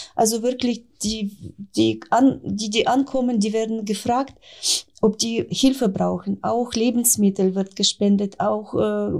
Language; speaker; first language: German; non-native, fluent; Ukrainian